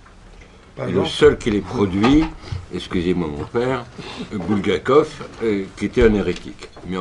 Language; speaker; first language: French; native; French